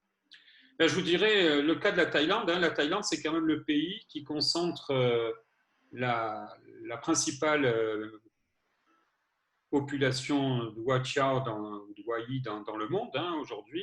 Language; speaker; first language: French; native; French